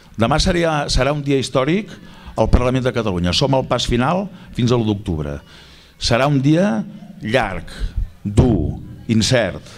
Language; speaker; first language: Catalan; native; Catalan